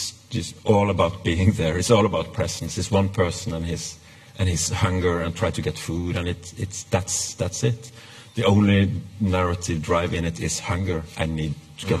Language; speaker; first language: English; non-native, fluent; Norwegian